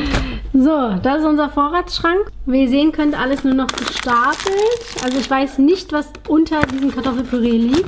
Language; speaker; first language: German; native; German